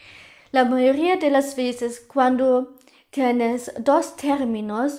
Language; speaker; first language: Spanish; non-native, fluent; German